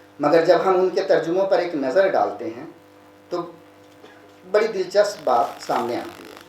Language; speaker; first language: Urdu; native; Urdu